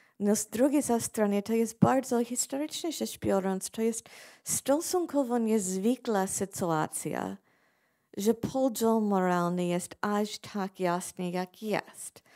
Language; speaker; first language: Polish; non-native, fluent; English